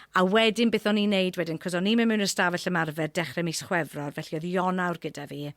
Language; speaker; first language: Welsh; non-native, local second language; English